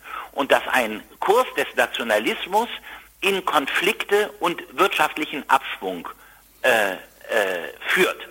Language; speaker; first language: German; native; German